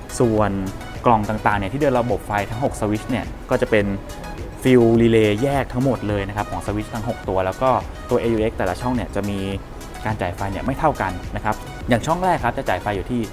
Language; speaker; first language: Thai; native; Thai